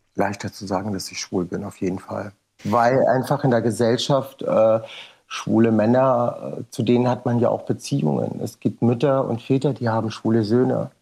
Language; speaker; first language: German; native; German